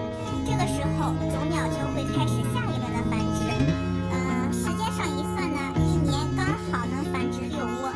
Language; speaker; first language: Chinese; native; Chinese